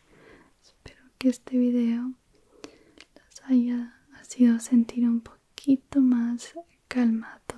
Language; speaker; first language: Spanish; early bilingual, heritage; Spanish